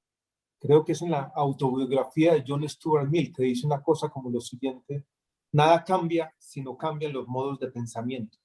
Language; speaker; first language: Spanish; native; Spanish